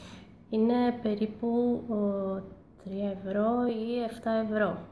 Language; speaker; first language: Greek; non-native, learner; Italian